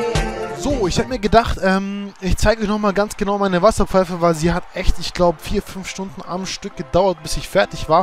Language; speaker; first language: German; native; German